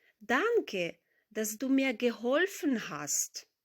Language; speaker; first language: German; non-native, learner; Ukrainian